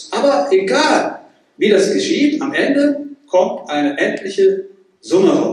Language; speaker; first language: German; native; German